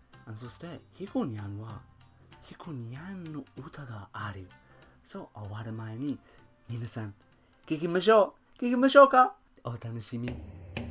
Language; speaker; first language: Japanese; non-native, learner; English